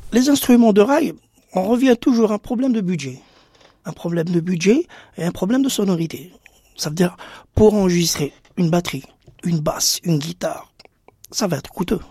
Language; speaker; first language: French; non-native, local second language; Arabic